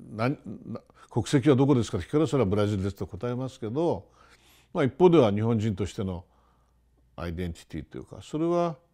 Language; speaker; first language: Japanese; early bilingual, heritage; Japanese